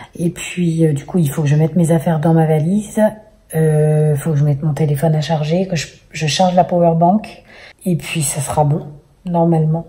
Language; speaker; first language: French; native; French